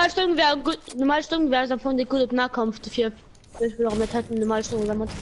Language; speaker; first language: German; non-native, local second language; Luxembourgish